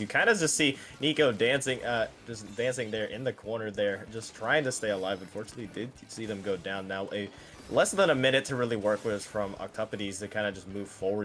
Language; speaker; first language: English; native; English